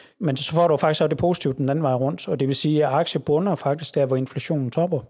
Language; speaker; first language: Danish; native; Danish